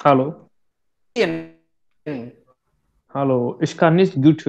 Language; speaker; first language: German; non-native, learner; Hindi